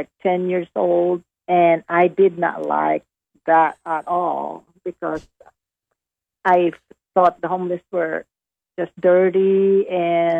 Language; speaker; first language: English; non-native, local second language; Hiligaynon